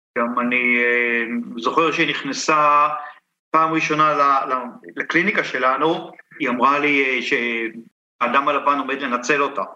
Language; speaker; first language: Hebrew; native; Hebrew